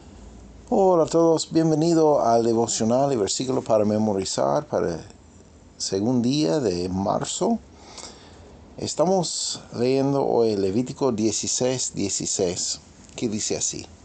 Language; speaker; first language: Spanish; non-native, fluent; English